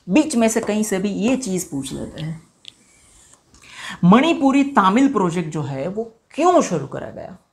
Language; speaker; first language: Hindi; non-native, local second language; Gujarati